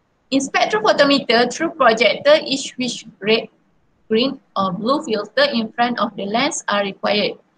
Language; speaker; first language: English; non-native, local second language; Malay